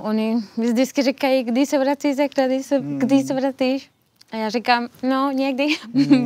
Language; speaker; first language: Czech; non-native, fluent; Spanish